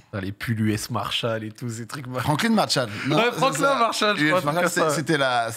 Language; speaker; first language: French; native; French